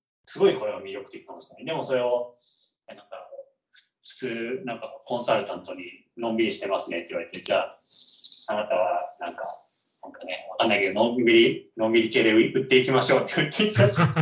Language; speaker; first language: Japanese; native; Japanese